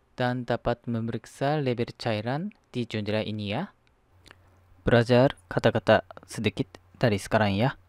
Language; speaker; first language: Indonesian; non-native, learner; Japanese